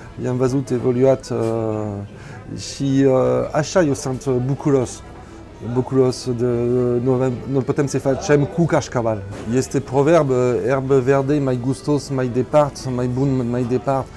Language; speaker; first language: Romanian; non-native, learner; French